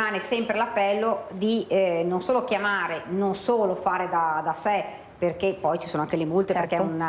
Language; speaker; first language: Italian; native; Italian